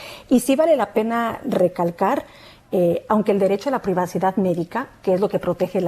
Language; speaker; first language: Spanish; native; Spanish